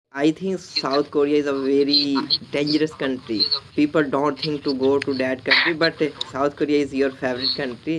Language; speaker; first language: English; non-native, learner; Urdu